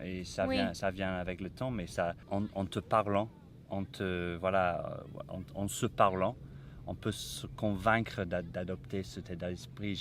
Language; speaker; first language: French; non-native, fluent; English